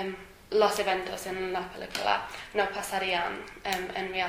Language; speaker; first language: Spanish; non-native, learner; English